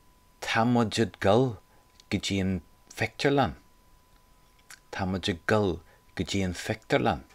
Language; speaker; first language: Irish; non-native, local second language; English